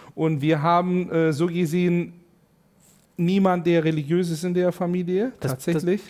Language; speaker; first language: German; non-native, fluent; Turkish